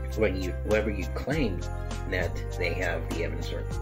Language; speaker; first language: English; native; English